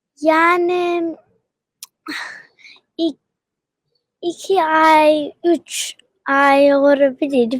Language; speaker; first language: Turkish; early bilingual, heritage; Turkish